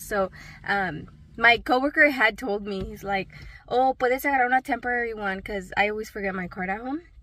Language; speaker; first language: English; early bilingual, other home language; Spanish